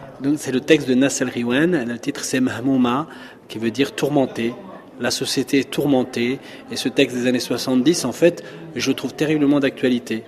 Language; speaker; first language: French; early bilingual, other home language; Arabic